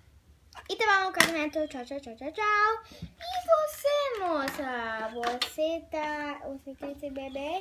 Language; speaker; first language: Portuguese; early bilingual, heritage; Portuguese